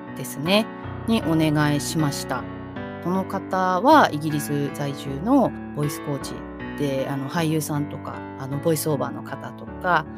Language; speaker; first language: Japanese; native; Japanese